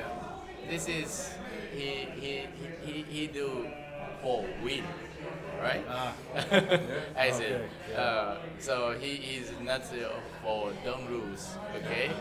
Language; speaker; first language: English; non-native, learner; Japanese